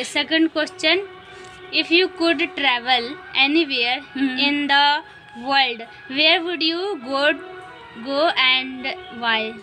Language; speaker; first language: English; non-native, learner; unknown